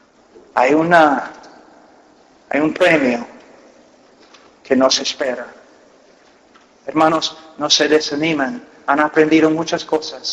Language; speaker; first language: Spanish; non-native, fluent; English